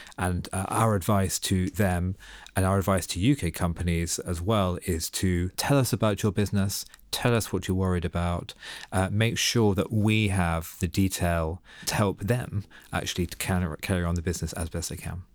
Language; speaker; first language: English; native; English